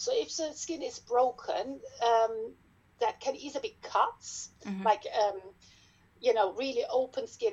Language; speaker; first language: English; non-native, fluent; German